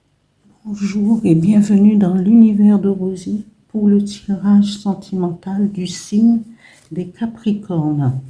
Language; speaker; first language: French; native; French